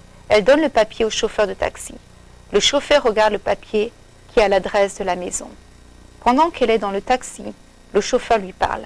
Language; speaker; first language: French; non-native, fluent; English